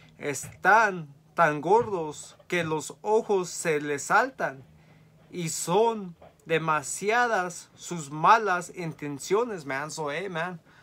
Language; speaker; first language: Spanish; early bilingual, heritage; Spanish